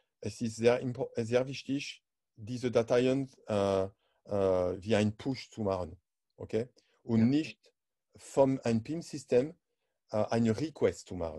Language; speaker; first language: German; non-native, learner; French